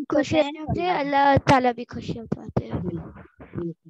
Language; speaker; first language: Hindi; native; Hindi